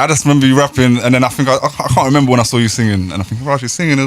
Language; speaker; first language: English; native; English